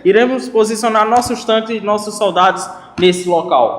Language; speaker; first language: Portuguese; native; Portuguese